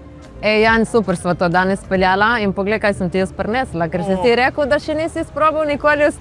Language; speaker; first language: Slovenian; native; Slovenian